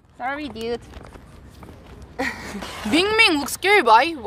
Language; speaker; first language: English; non-native, learner; Korean